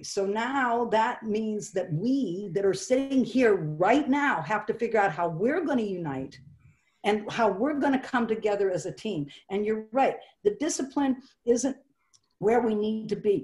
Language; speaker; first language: English; native; English